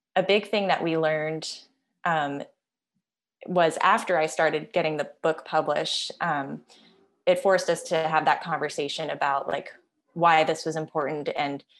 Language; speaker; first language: English; native; English